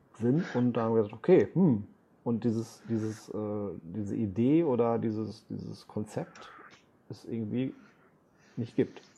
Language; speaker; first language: German; native; German